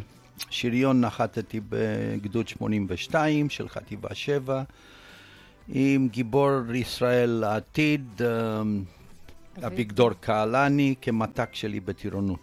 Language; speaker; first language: Hebrew; non-native, fluent; Romanian